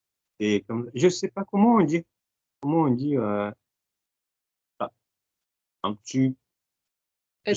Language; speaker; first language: French; non-native, fluent; Portuguese